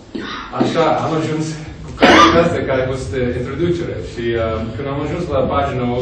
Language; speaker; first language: Romanian; non-native, fluent; English